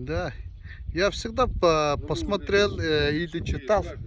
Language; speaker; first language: Russian; non-native, learner; Mongolian